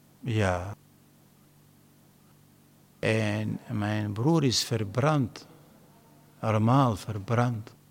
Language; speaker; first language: Dutch; non-native, fluent; Arabic